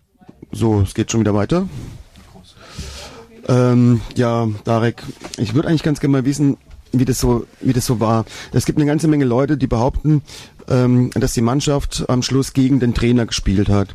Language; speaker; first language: German; native; German